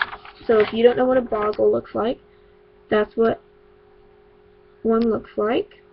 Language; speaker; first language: English; native; English